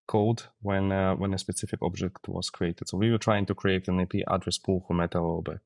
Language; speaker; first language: English; non-native, fluent; Russian